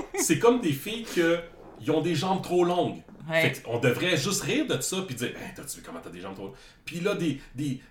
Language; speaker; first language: French; native; French